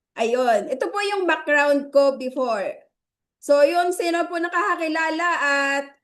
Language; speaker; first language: Filipino; native; Filipino